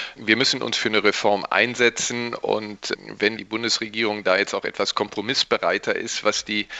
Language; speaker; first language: German; native; German